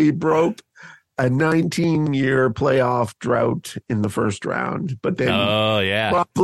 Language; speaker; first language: English; native; English